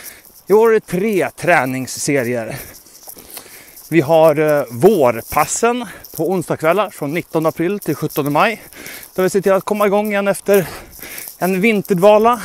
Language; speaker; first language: Swedish; native; Swedish